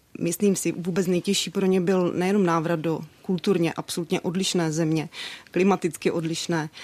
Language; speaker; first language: Czech; native; Czech